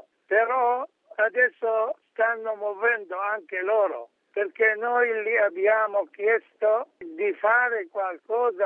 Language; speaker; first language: Italian; non-native, fluent; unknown